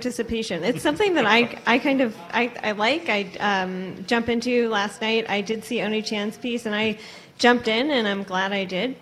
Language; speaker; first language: English; native; English